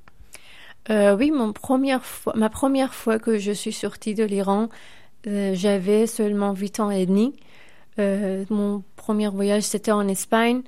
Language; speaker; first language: French; non-native, fluent; Persian